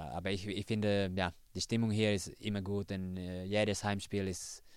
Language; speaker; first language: German; non-native, learner; Finnish